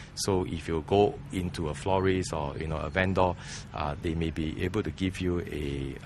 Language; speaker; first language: English; non-native, local second language; Chinese